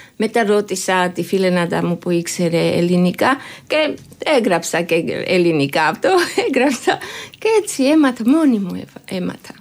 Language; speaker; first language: Greek; non-native, learner; Georgian